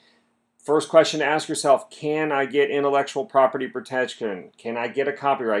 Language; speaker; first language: English; native; English